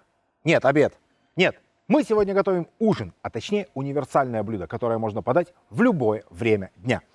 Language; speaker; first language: Russian; native; Russian